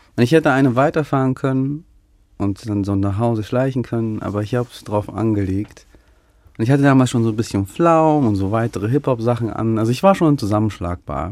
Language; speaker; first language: German; early bilingual, other home language; Russian